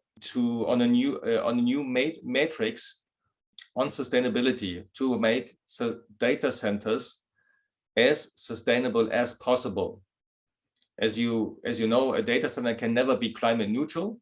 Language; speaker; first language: English; non-native, fluent; German